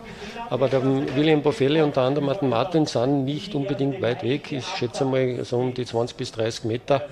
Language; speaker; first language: German; native; German